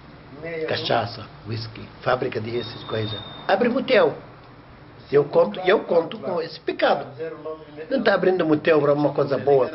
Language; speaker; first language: Portuguese; non-native, learner; Arabic